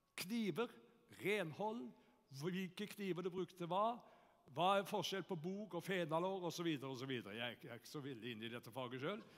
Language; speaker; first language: Norwegian; native; Norwegian